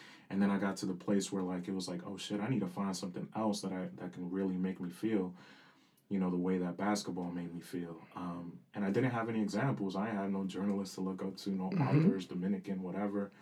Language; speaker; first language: English; early bilingual, other home language; Spanish